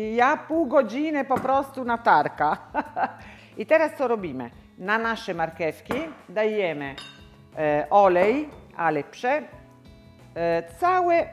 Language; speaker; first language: Polish; non-native, learner; Italian